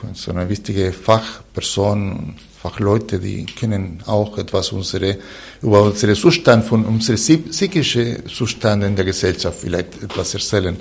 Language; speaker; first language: German; non-native, fluent; Spanish